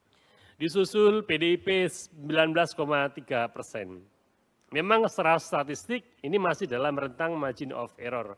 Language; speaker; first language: Indonesian; native; Indonesian